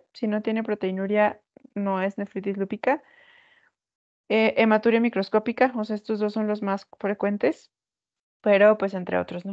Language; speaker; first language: Spanish; native; Spanish